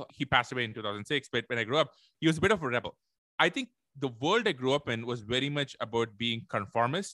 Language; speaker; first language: English; non-native, local second language; Tamil